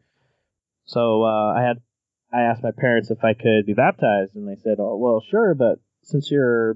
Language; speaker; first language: English; native; English